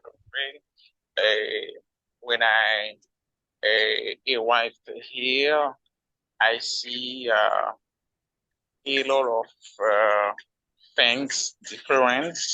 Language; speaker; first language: English; non-native, learner; Haitian Creole